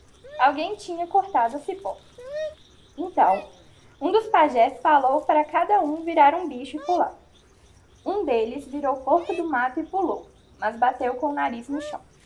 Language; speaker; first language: Portuguese; native; Portuguese